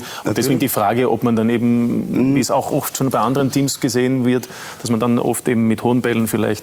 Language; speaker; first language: German; native; German